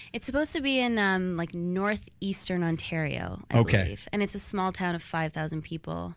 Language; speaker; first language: English; native; English